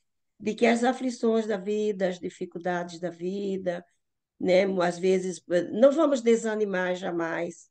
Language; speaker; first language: Portuguese; native; Portuguese